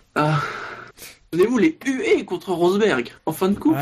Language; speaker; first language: French; native; French